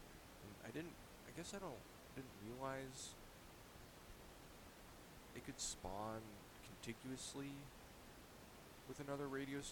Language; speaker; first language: English; native; English